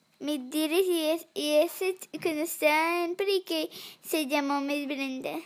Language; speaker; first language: Spanish; early bilingual, heritage; English